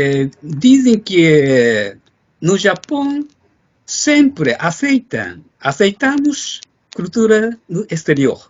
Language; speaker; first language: Portuguese; non-native, fluent; Japanese